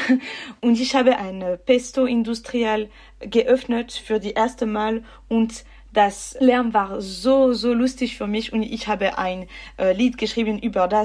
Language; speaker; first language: German; non-native, learner; French